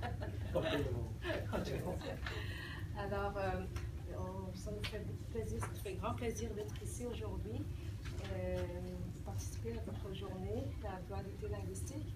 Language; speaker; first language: French; early bilingual, other home language; Vietnamese